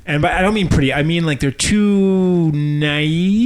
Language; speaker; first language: English; native; English